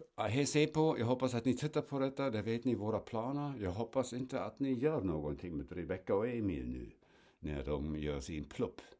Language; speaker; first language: Swedish; non-native, fluent; German